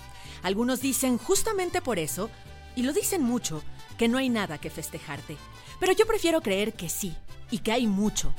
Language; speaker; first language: Spanish; native; Spanish